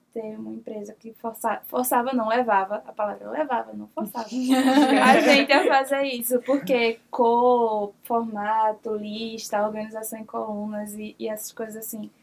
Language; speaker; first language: Portuguese; native; Portuguese